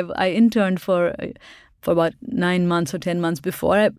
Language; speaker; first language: English; non-native, local second language; Urdu